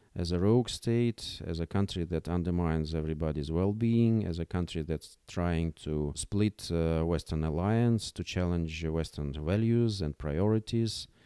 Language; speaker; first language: English; non-native, fluent; Russian